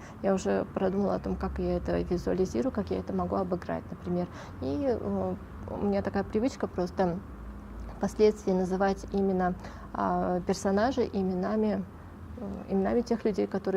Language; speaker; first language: Russian; non-native, local second language; Tajik